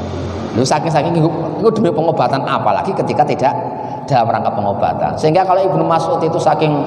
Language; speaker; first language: Indonesian; native; Indonesian